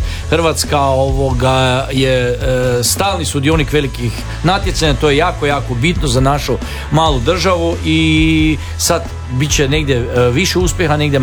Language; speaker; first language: Serbian; native; Serbian